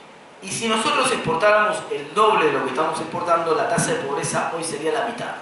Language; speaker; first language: Spanish; native; Spanish